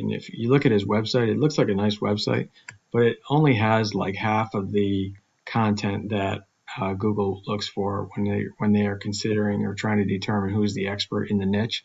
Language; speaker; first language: English; native; English